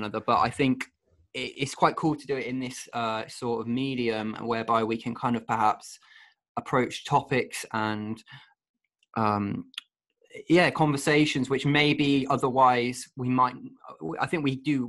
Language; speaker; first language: English; native; English